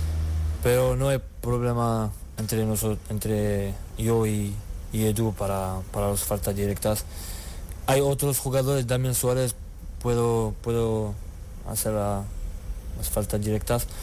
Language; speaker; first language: Spanish; non-native, learner; French